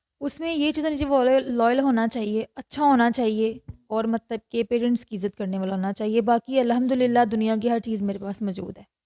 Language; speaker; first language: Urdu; native; Urdu